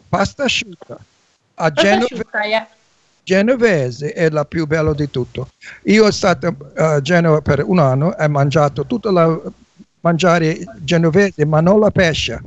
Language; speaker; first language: Italian; early bilingual, heritage; English